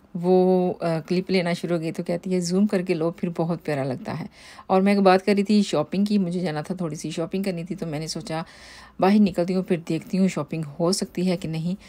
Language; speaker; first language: Urdu; native; Urdu